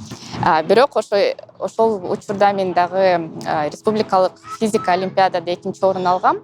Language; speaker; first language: Kyrgyz; non-native, local second language; Russian